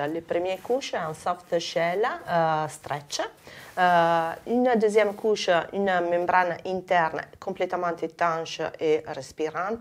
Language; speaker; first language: French; non-native, fluent; Italian